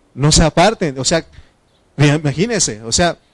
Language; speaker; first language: Spanish; non-native, local second language; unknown